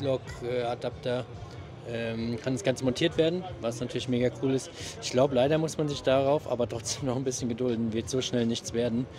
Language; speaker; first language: German; native; German